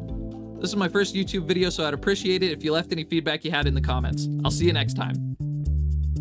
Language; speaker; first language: English; native; English